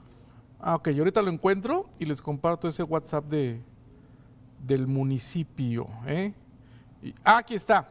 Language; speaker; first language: Spanish; native; Spanish